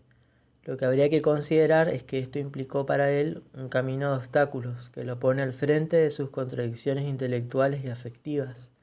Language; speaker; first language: Spanish; native; Spanish